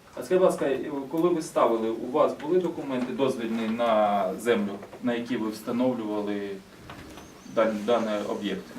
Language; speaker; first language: Ukrainian; native; Ukrainian